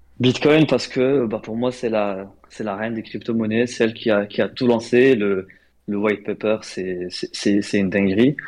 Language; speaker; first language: French; non-native, local second language; Arabic